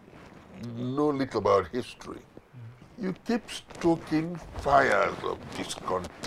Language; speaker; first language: English; non-native, local second language; Igbo